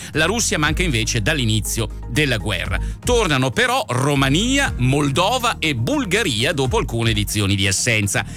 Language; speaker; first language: Italian; native; Italian